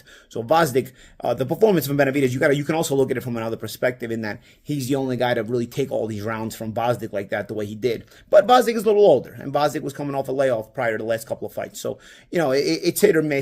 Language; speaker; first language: English; native; English